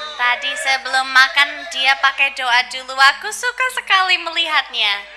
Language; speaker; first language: Indonesian; non-native, fluent; English